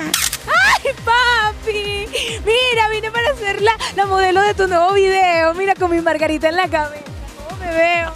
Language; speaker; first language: Spanish; native; Spanish